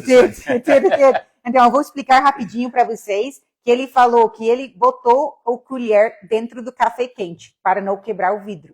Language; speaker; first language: Portuguese; non-native, fluent; English